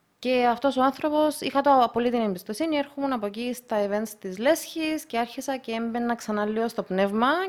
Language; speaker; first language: Greek; early bilingual, other home language; Russian